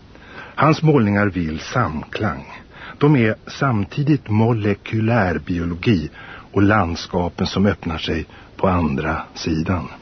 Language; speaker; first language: Swedish; native; Swedish